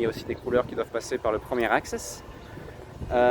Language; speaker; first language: French; native; French